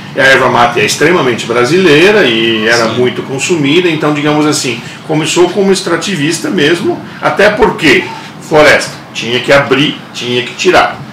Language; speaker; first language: Portuguese; non-native, local second language; German